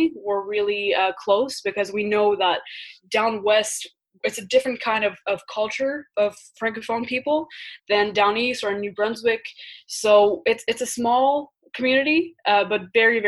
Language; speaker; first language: English; early bilingual, other home language; French